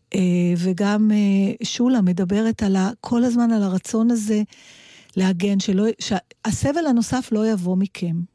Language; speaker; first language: Hebrew; native; Hebrew